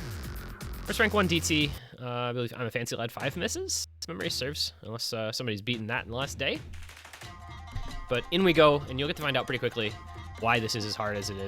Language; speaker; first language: English; native; English